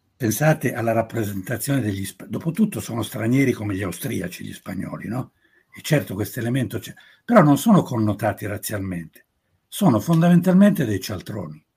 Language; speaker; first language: Italian; native; Italian